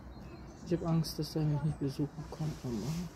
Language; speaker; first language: German; native; German